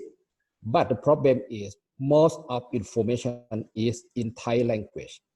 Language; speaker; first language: English; non-native, fluent; Thai